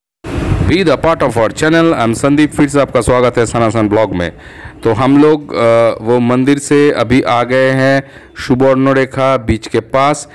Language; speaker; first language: Hindi; non-native, local second language; Bangla